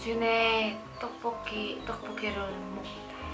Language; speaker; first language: Korean; non-native, learner; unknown